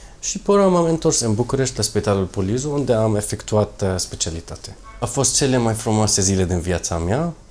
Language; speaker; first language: Romanian; non-native, fluent; Arabic